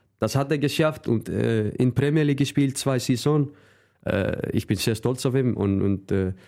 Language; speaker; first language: German; non-native, fluent; Icelandic